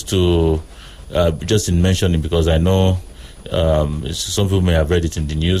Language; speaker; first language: English; non-native, local second language; Yoruba